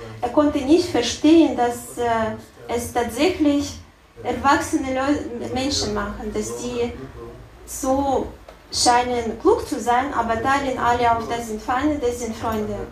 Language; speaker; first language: German; non-native, learner; Russian